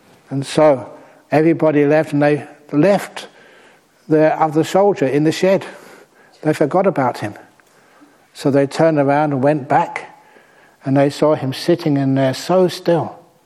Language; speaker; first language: English; native; English